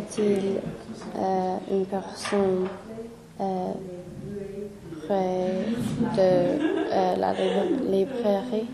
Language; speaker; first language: French; non-native, learner; English